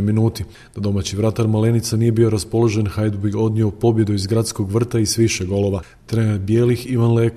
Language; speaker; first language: Croatian; native; Croatian